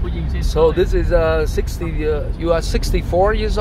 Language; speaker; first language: English; non-native, learner; Vietnamese